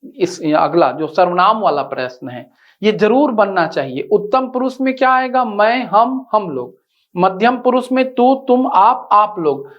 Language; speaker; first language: Hindi; native; Hindi